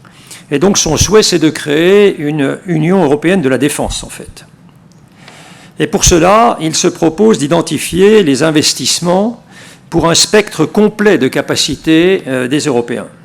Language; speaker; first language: French; native; French